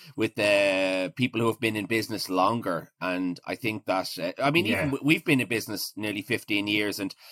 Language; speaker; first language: English; native; English